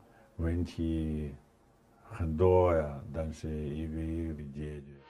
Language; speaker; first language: Chinese; non-native, fluent; Russian